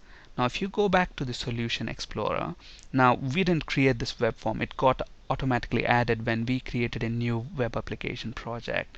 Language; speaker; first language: English; non-native, local second language; Telugu